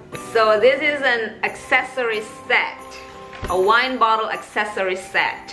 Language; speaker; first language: English; non-native, fluent; Indonesian